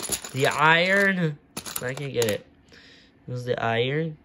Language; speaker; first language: English; native; English